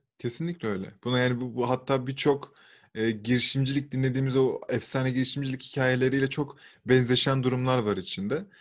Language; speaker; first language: Turkish; native; Turkish